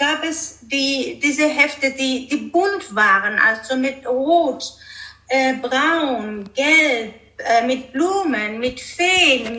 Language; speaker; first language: German; early bilingual, other home language; Greek